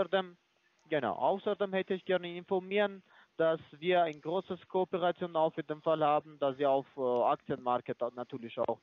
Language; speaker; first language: German; non-native, fluent; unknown